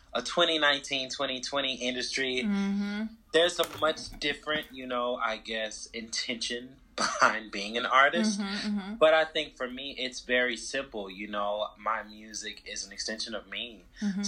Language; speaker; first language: English; native; English